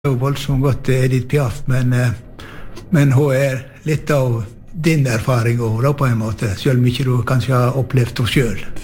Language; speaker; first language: Norwegian; native; Norwegian